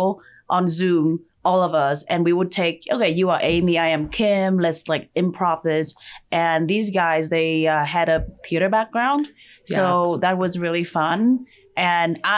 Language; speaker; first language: English; non-native, fluent; Chinese